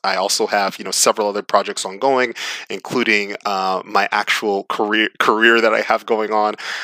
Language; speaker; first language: English; native; English